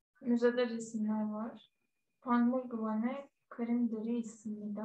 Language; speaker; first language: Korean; non-native, learner; Turkish